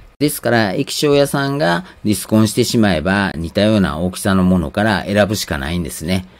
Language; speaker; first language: Japanese; native; Japanese